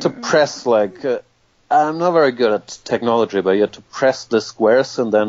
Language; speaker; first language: English; non-native, fluent; German